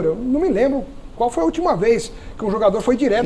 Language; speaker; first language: Portuguese; native; Portuguese